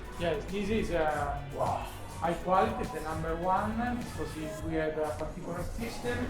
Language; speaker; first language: English; non-native, learner; Italian